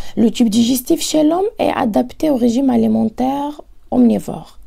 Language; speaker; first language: French; non-native, local second language; Arabic